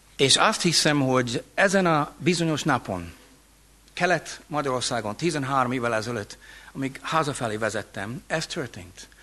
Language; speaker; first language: Hungarian; non-native, fluent; English